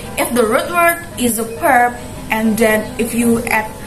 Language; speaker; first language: English; non-native, learner; Indonesian